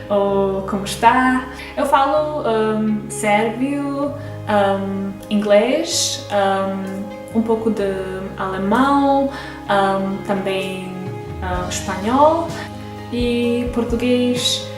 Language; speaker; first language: Portuguese; non-native, learner; Serbian